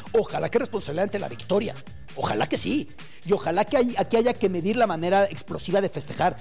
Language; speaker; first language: Spanish; native; Spanish